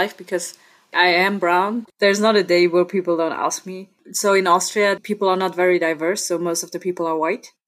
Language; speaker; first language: English; non-native, fluent; German